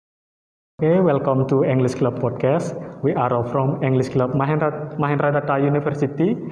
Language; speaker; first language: English; non-native, learner; Indonesian